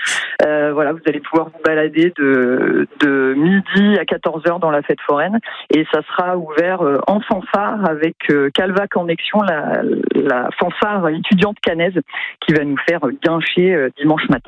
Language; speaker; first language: French; native; French